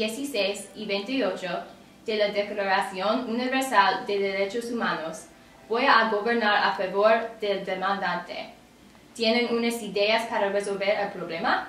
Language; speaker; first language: Spanish; non-native, learner; English